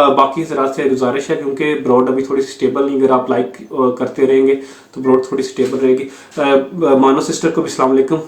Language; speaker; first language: Urdu; non-native, local second language; Punjabi